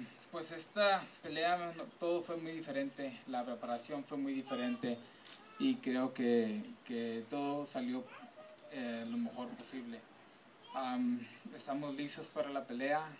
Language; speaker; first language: Spanish; early bilingual, heritage; Spanish